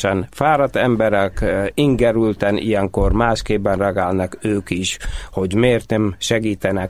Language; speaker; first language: Hungarian; non-native, fluent; Arabic